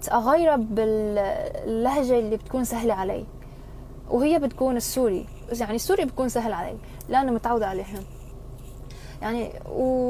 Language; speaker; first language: Arabic; non-native, local second language; Korean